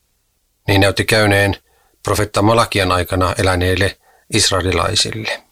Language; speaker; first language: Finnish; native; Finnish